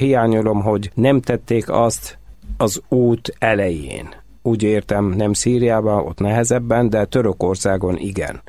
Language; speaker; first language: Hungarian; non-native, fluent; Arabic